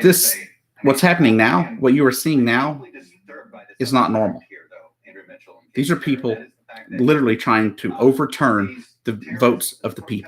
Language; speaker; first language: English; native; English